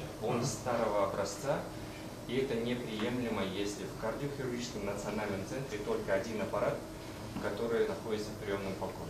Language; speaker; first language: Russian; native; Russian